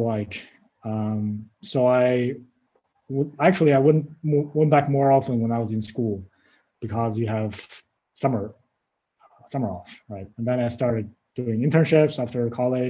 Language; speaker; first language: English; non-native, fluent; Chinese